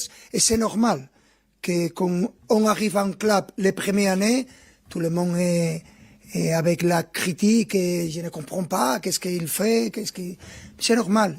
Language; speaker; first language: French; non-native, learner; Spanish